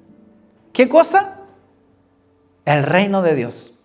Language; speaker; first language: Spanish; native; Spanish